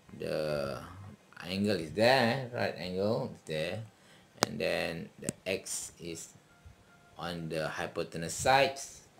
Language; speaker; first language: English; non-native, local second language; Malay